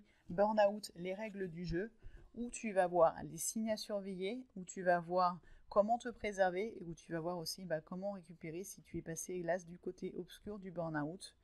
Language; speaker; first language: French; native; French